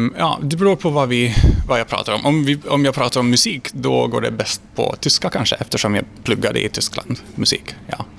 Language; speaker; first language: Swedish; non-native, fluent; Hungarian